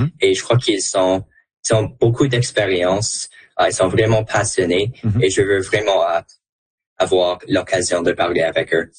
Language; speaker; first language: French; non-native, local second language; English